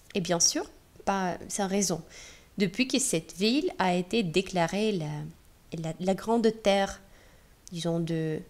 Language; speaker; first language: French; non-native, fluent; Russian